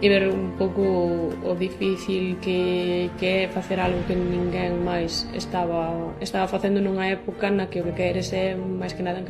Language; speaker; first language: Galician; non-native, local second language; Spanish